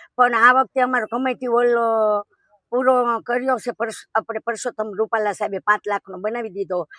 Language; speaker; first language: Gujarati; native; Gujarati